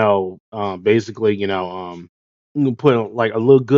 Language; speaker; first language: English; native; English